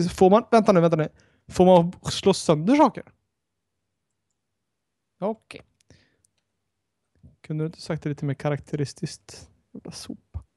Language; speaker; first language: Swedish; native; Swedish